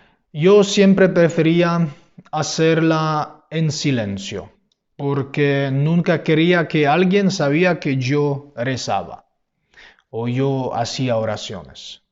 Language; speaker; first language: Spanish; non-native, fluent; Polish